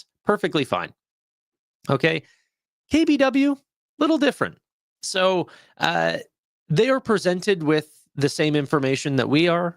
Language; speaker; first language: English; native; English